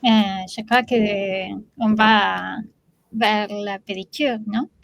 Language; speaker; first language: French; non-native, learner; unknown